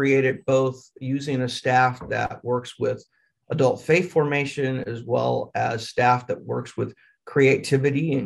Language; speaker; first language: English; native; English